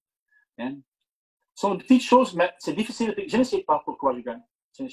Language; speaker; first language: French; non-native, local second language; Dutch